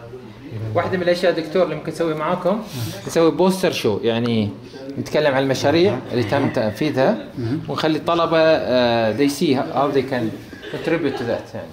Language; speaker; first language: Arabic; native; Arabic